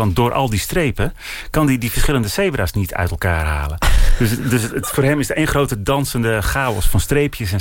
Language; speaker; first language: Dutch; native; Dutch